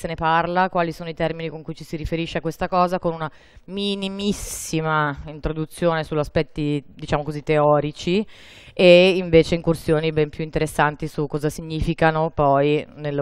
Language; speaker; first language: Italian; native; Italian